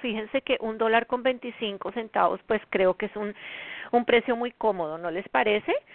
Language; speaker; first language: Spanish; native; Spanish